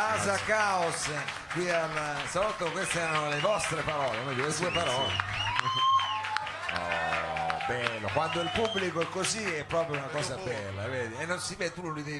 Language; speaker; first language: Italian; native; Italian